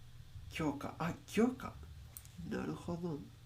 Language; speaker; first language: Japanese; non-native, learner; Spanish